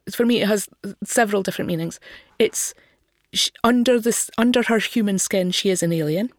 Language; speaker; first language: English; native; English